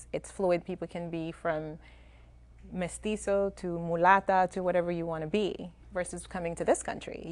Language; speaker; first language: English; non-native, fluent; Spanish